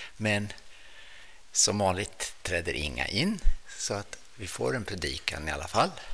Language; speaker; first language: Swedish; native; Swedish